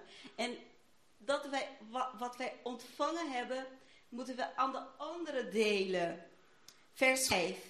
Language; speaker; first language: Dutch; non-native, fluent; Portuguese